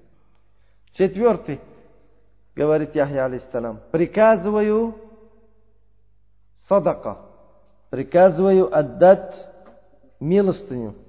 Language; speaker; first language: Russian; non-native, learner; Uzbek